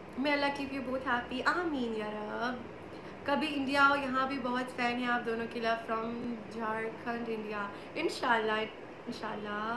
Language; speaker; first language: Urdu; native; Urdu